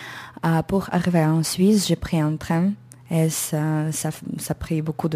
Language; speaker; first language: French; non-native, learner; Ukrainian